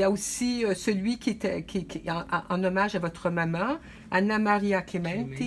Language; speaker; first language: French; native; French